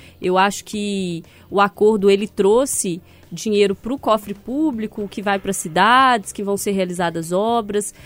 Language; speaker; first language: Portuguese; native; Portuguese